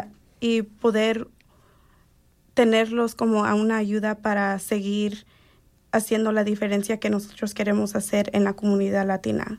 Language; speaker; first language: Spanish; early bilingual, heritage; Spanish